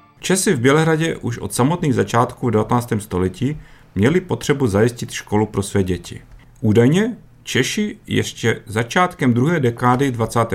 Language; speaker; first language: Czech; early bilingual, heritage; Czech